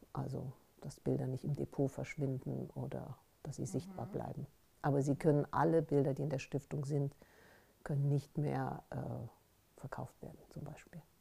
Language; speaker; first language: German; native; German